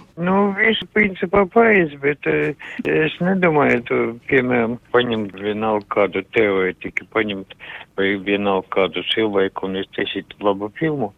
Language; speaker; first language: Latvian; non-native, local second language; Russian